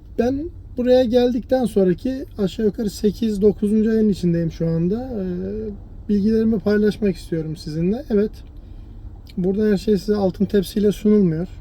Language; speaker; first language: Turkish; early bilingual, heritage; Turkish